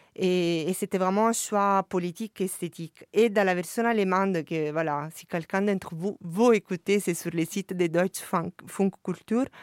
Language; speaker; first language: French; non-native, fluent; Italian